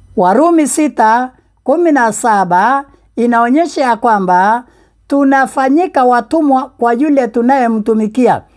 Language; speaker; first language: Swahili; non-native, local second language; Meru